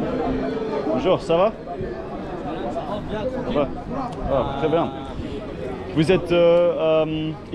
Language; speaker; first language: French; non-native, learner; English